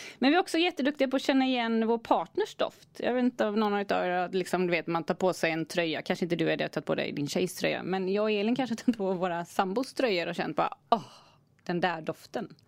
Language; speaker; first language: Swedish; native; Swedish